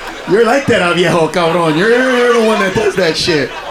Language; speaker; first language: English; early bilingual, other home language; Spanish